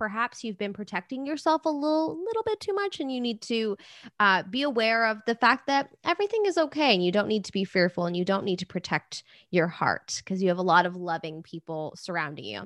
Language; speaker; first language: English; native; English